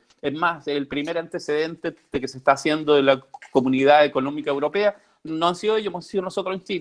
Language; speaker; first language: Spanish; native; Spanish